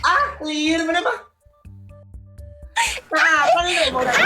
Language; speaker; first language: Indonesian; non-native, local second language; Sundanese